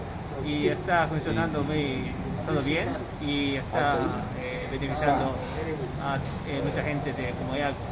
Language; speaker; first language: Spanish; non-native, fluent; Japanese